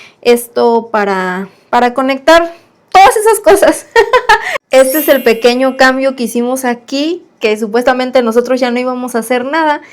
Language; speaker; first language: Spanish; native; Spanish